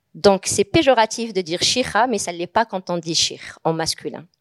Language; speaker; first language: French; non-native, local second language; Arabic